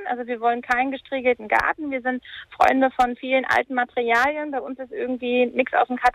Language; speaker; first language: German; native; German